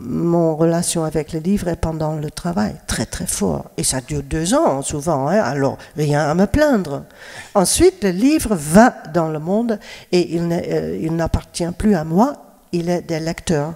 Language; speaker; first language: French; non-native, fluent; Dutch